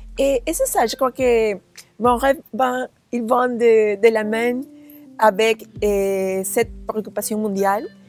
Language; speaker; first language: French; non-native, learner; Spanish